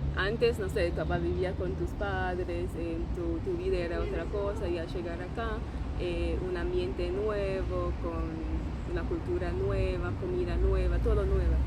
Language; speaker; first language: Spanish; non-native, fluent; English